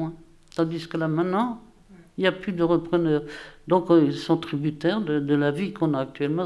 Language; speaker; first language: French; native; French